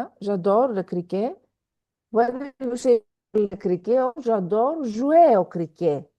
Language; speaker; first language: French; non-native, fluent; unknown